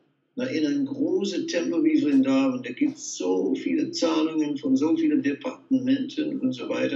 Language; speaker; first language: German; non-native, fluent; Dutch